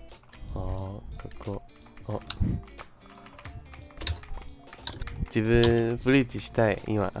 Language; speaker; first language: Japanese; non-native, learner; Chinese